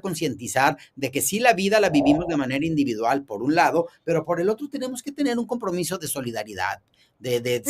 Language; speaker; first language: Spanish; native; Spanish